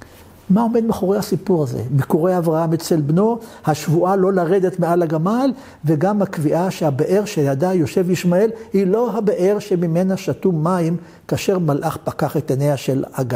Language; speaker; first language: Hebrew; native; Hebrew